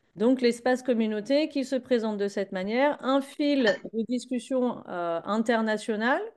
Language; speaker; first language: French; native; French